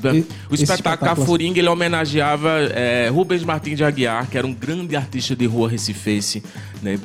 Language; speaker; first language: Portuguese; native; Portuguese